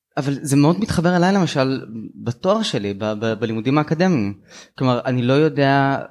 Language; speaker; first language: Hebrew; native; Hebrew